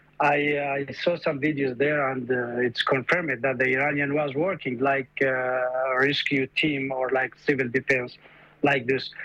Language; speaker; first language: English; non-native, fluent; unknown